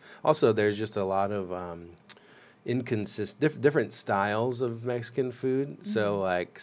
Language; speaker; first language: English; native; English